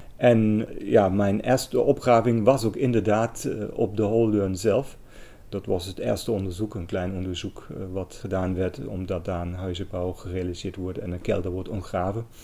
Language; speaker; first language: Dutch; non-native, fluent; German